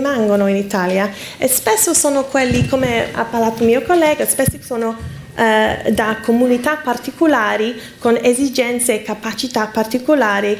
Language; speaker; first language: Italian; non-native, fluent; English